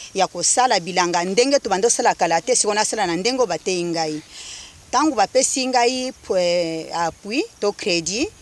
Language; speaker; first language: Lingala; non-native, local second language; Kituba (Democratic Republic of Congo)